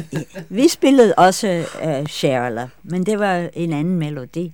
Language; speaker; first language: Danish; non-native, fluent; English